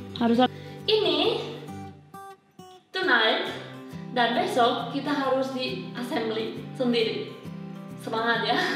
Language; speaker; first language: Indonesian; non-native, fluent; Spanish